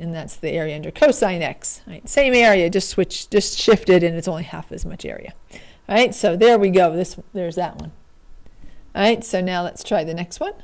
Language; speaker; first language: English; native; English